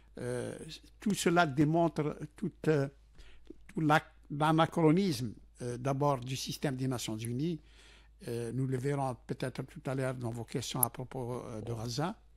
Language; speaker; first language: French; non-native, local second language; Arabic